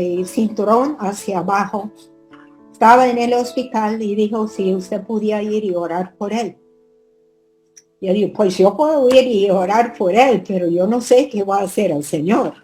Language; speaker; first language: Spanish; non-native, fluent; English